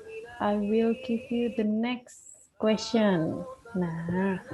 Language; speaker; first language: English; non-native, fluent; Indonesian